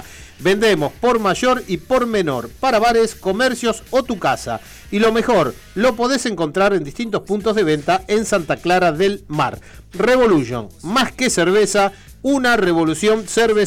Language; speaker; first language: Spanish; native; Spanish